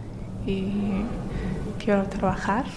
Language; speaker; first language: Spanish; non-native, learner; Somali